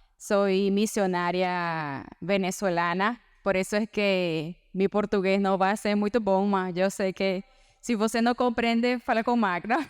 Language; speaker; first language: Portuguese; non-native, learner; Spanish